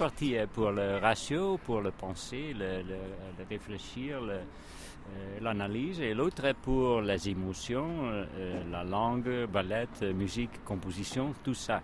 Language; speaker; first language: French; non-native, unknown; Dutch